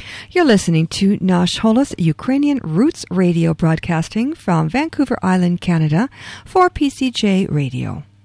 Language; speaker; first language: English; early bilingual, other home language; Ukrainian